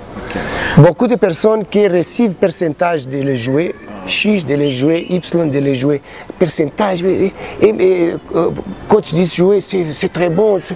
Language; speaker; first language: French; non-native, learner; Portuguese